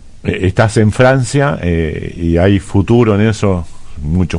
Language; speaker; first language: Spanish; native; Spanish